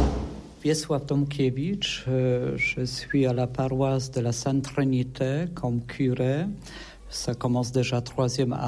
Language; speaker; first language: French; non-native, fluent; Polish